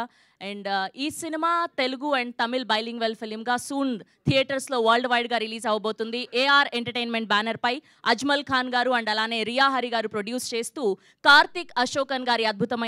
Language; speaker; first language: Telugu; native; Telugu